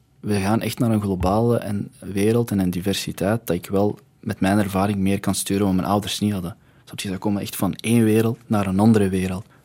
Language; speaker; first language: Dutch; early bilingual, other home language; Arabic